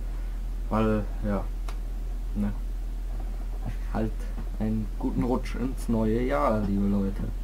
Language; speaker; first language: German; native; German